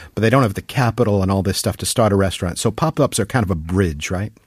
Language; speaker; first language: English; native; English